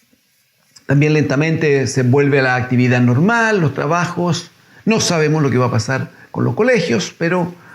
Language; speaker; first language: Spanish; native; Spanish